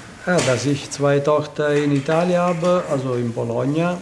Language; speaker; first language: German; non-native, learner; Italian